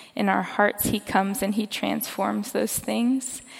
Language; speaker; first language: English; native; English